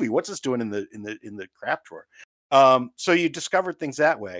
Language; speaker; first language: English; native; English